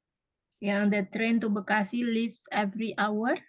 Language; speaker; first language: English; non-native, fluent; Indonesian